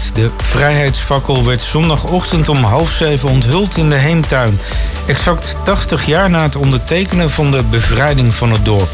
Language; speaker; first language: Dutch; native; Dutch